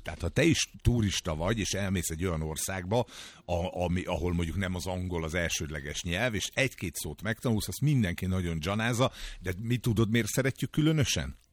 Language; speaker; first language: Hungarian; native; Hungarian